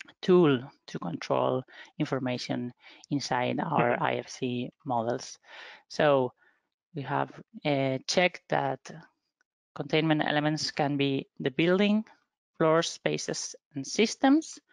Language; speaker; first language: English; non-native, fluent; Spanish